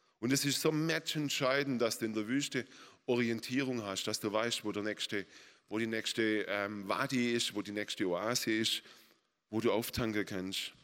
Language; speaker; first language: German; native; German